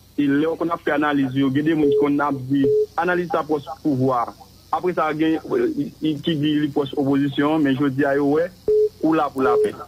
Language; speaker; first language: Haitian Creole; native; Haitian Creole